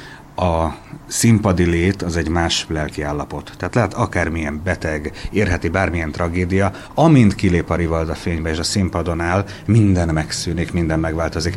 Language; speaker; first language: Hungarian; native; Hungarian